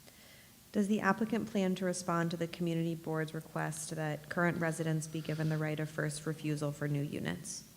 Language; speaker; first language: English; native; English